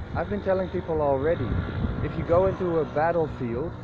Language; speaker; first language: English; non-native, fluent; Dutch